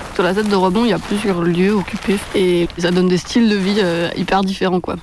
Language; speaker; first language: French; native; French